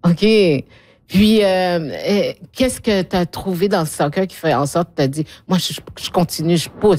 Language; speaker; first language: French; native; French